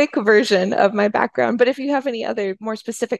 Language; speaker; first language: English; native; English